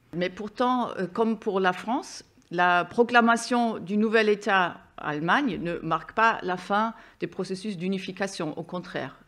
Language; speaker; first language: French; non-native, fluent; German